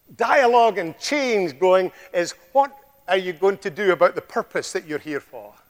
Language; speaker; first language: English; native; English